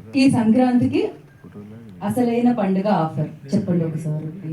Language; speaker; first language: Telugu; native; Telugu